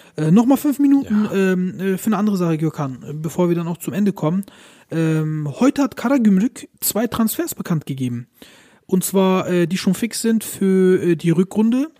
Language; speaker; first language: German; early bilingual, other home language; Turkish